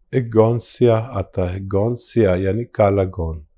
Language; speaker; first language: Hindi; native; Hindi